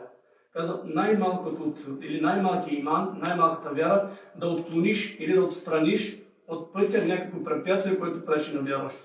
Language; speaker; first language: Bulgarian; native; Bulgarian